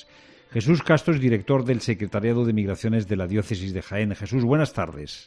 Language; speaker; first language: Spanish; native; Spanish